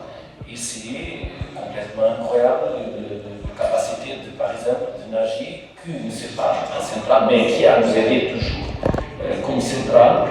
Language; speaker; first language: French; non-native, fluent; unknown